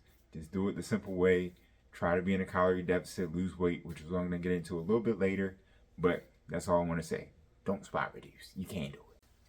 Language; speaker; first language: English; native; English